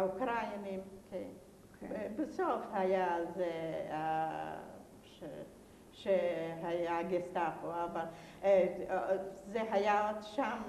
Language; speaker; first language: Hebrew; non-native, fluent; Yiddish